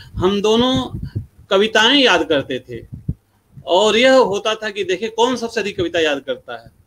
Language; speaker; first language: Hindi; non-native, local second language; Bhojpuri